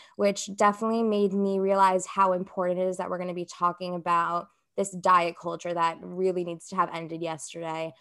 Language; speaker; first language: English; native; English